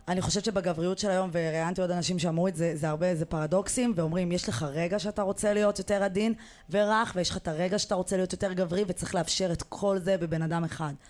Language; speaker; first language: Hebrew; native; Hebrew